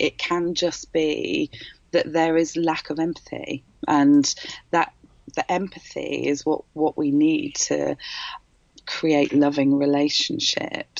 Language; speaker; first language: English; native; English